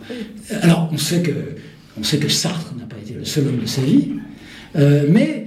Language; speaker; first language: French; native; French